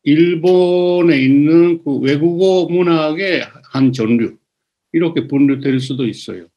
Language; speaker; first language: Korean; early bilingual, other home language; Japanese